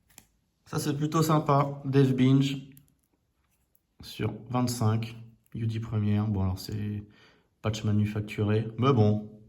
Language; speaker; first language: French; native; French